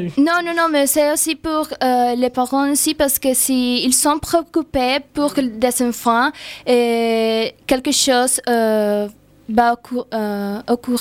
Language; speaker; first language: French; non-native, learner; Spanish